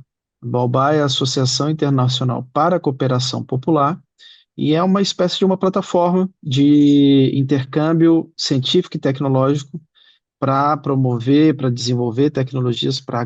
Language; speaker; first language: Portuguese; native; Portuguese